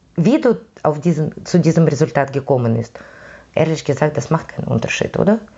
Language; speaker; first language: German; non-native, fluent; Russian